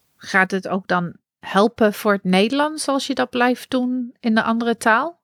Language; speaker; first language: Dutch; non-native, fluent; English